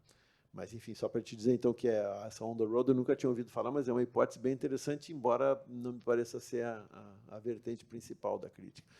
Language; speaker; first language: Portuguese; native; Portuguese